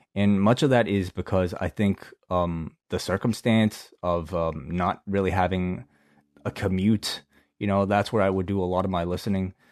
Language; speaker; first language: English; non-native, local second language; Cantonese